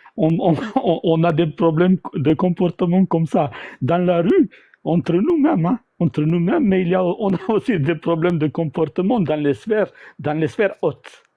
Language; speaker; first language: French; non-native, fluent; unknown